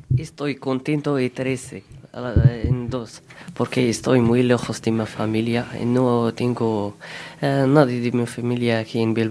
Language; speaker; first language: Spanish; non-native, learner; Arabic